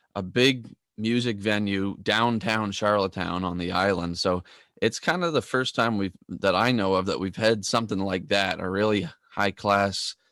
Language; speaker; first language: English; native; English